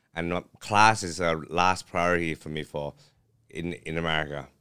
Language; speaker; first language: English; early bilingual, other home language; Thai